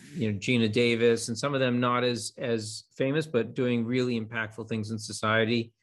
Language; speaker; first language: English; non-native, fluent; Hebrew